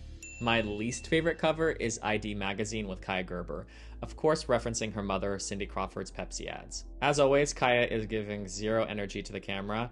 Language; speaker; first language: English; native; English